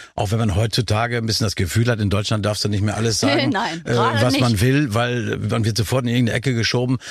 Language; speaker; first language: German; native; German